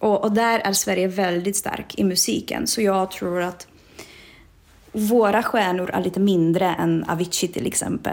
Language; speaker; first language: Swedish; non-native, fluent; Czech